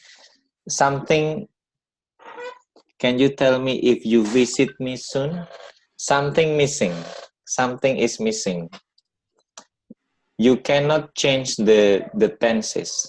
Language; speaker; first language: English; non-native, learner; Indonesian